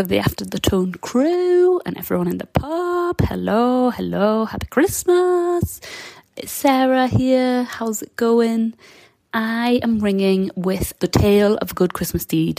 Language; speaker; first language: English; native; English